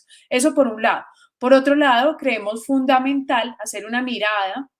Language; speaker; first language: Spanish; native; Spanish